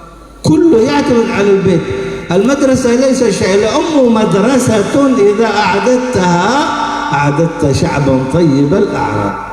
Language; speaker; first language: Arabic; native; Arabic